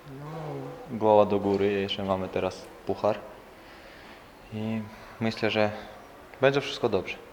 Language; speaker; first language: Polish; non-native, learner; Georgian